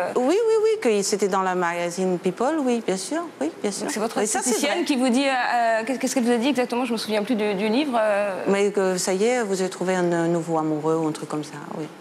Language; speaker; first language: French; non-native, fluent; Dutch